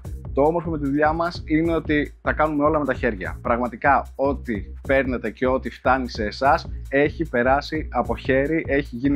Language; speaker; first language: Greek; native; Greek